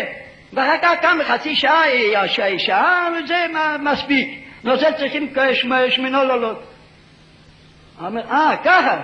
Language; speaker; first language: Hebrew; non-native, fluent; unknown